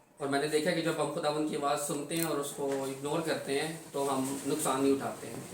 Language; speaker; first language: Urdu; non-native, local second language; Punjabi